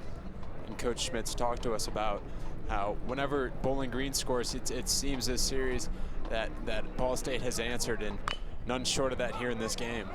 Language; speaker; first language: English; native; English